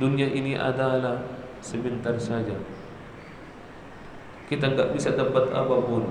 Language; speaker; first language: Indonesian; non-native, learner; Arabic